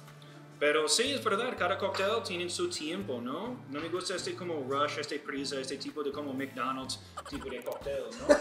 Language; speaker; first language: Spanish; non-native, learner; English